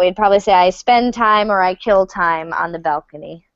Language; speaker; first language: English; native; English